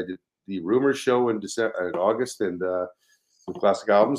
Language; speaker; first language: English; native; English